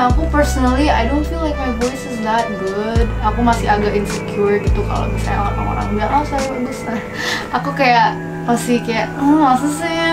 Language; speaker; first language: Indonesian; non-native, local second language; English